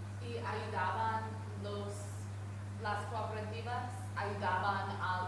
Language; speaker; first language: Spanish; non-native, learner; English